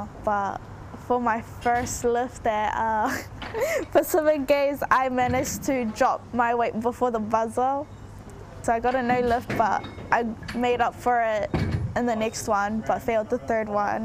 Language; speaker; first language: English; native; English